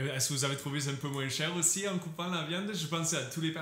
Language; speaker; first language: French; native; French